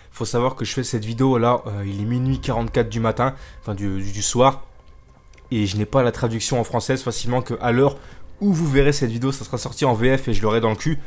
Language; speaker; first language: French; native; French